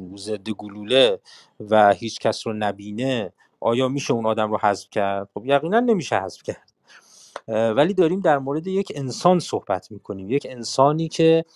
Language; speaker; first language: Persian; native; Persian